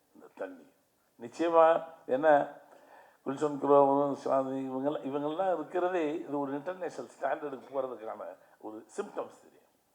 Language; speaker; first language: Tamil; native; Tamil